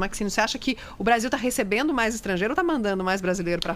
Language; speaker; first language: Portuguese; native; Portuguese